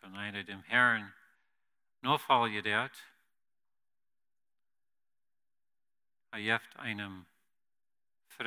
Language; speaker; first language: German; non-native, learner; Plautdietsch